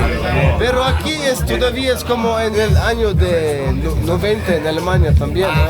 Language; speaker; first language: Spanish; non-native, learner; German